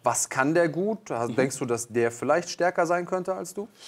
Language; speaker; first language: German; native; German